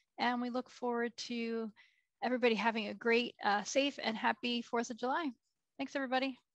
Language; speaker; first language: English; native; English